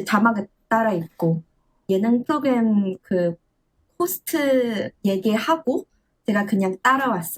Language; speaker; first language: Korean; non-native, learner; English